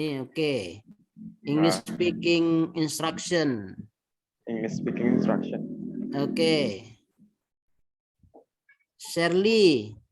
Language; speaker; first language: English; non-native, fluent; Indonesian